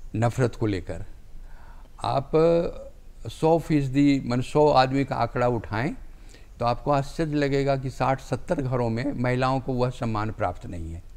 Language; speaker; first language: Hindi; native; Hindi